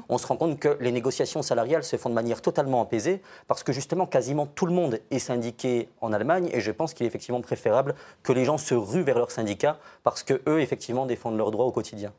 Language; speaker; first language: French; native; French